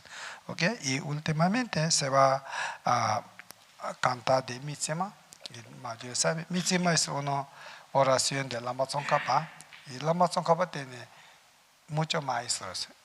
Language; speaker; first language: Spanish; non-native, learner; Tibetan